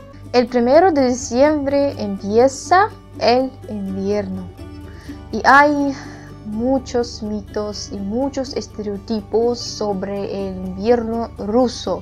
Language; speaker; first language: Spanish; non-native, fluent; Russian